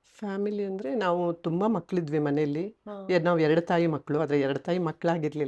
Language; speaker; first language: Kannada; native; Kannada